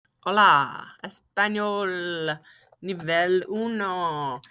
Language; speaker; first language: Spanish; non-native, fluent; English